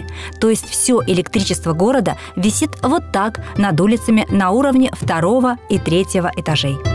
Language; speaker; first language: Russian; native; Russian